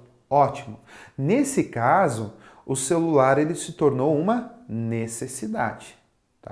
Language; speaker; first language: Portuguese; native; Portuguese